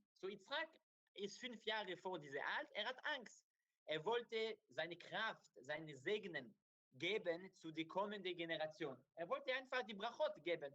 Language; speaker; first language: German; non-native, learner; Hebrew